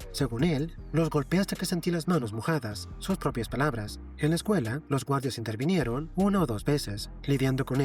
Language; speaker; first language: Spanish; native; Spanish